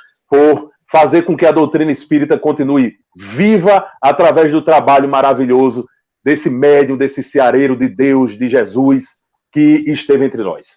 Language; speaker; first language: Portuguese; native; Portuguese